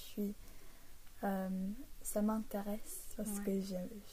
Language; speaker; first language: French; early bilingual, heritage; English